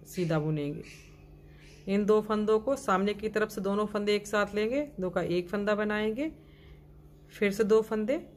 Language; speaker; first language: Hindi; native; Hindi